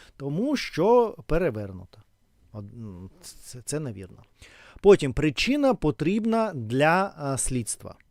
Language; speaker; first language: Ukrainian; non-native, local second language; Russian